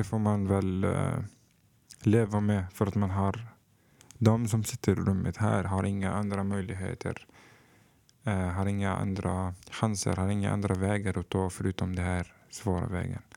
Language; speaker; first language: Swedish; non-native, fluent; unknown